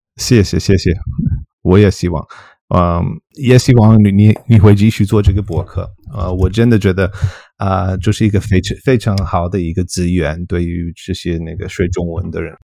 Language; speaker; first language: Chinese; non-native, fluent; English